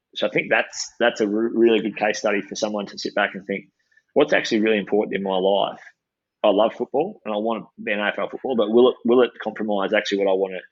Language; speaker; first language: English; native; English